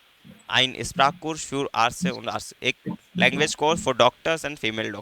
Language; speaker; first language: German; non-native, fluent; Hindi